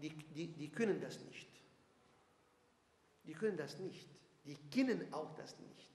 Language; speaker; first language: German; non-native, fluent; Arabic